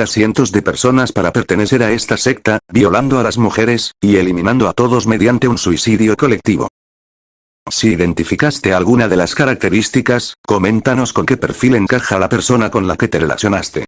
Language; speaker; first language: Spanish; native; Spanish